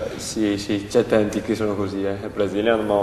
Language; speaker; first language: Italian; non-native, learner; Portuguese